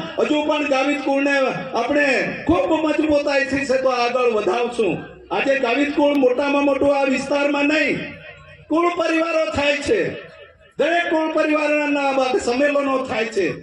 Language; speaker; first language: Gujarati; non-native, local second language; Kukna